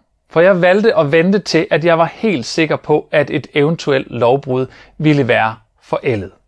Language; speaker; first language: Danish; native; Danish